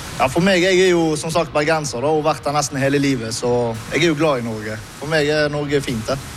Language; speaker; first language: Norwegian; early bilingual, other home language; Arabic